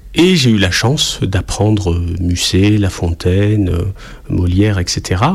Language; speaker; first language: French; native; French